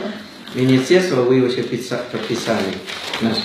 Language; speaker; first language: Russian; non-native, fluent; Thai